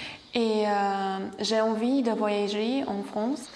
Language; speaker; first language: French; non-native, learner; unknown